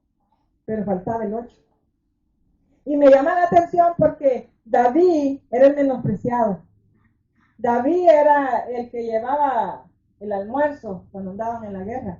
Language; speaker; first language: Spanish; native; Spanish